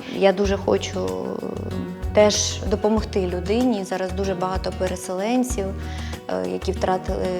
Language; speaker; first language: Ukrainian; native; Ukrainian